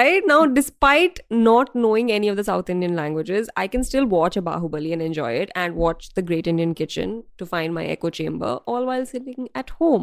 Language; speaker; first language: English; non-native, local second language; Hindi